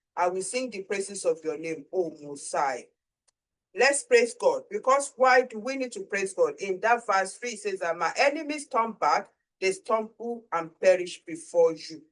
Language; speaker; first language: English; non-native, local second language; Yoruba